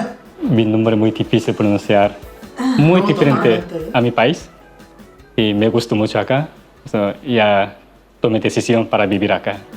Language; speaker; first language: Spanish; non-native, learner; Korean